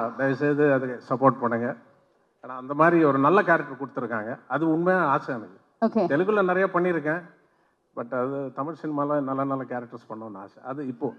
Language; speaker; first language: Tamil; non-native, local second language; Telugu